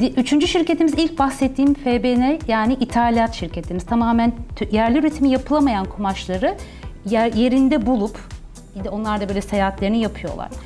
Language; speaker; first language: Turkish; early bilingual, heritage; Turkish